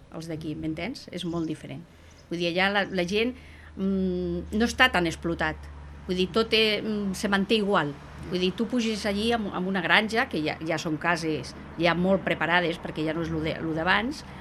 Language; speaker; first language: Catalan; non-native, local second language; Spanish